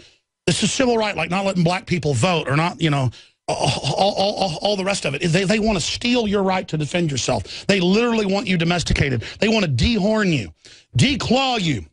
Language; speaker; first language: English; native; English